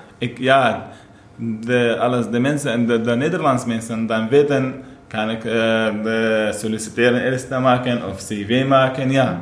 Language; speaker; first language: Dutch; non-native, learner; Arabic